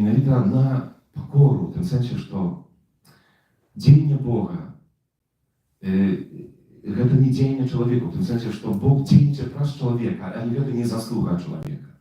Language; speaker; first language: Polish; non-native, learner; Russian